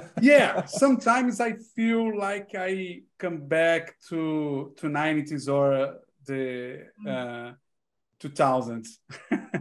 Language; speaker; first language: English; non-native, learner; Portuguese